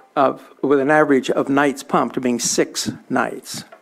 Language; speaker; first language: English; native; English